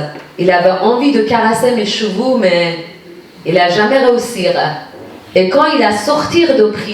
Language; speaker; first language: French; non-native, fluent; Persian